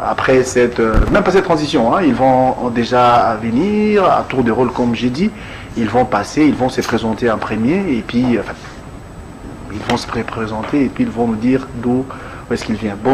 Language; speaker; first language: French; non-native, local second language; Lingala